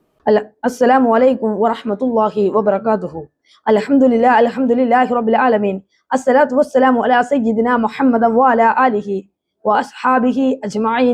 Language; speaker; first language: Arabic; non-native, learner; Malayalam